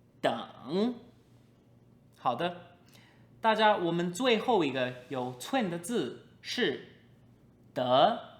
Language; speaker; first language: Chinese; non-native, fluent; English